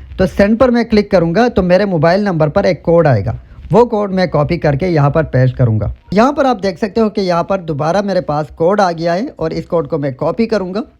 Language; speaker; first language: Urdu; non-native, local second language; Pashto